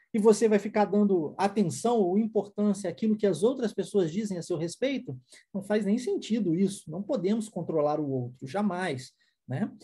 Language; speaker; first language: Portuguese; non-native, fluent; English